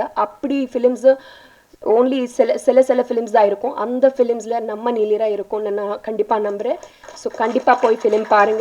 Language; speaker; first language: Tamil; non-native, learner; Telugu